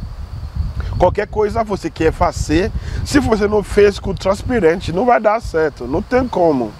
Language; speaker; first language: Portuguese; non-native, learner; Yoruba